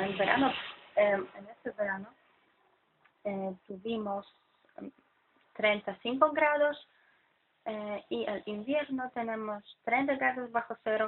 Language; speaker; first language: Spanish; non-native, fluent; Polish